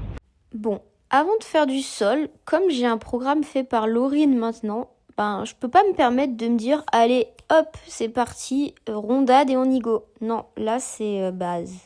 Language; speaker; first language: French; native; French